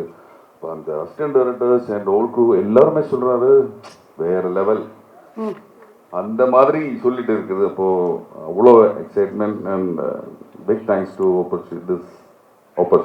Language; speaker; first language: Tamil; non-native, learner; Malayalam